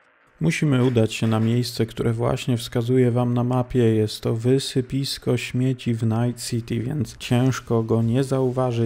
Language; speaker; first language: Polish; native; Polish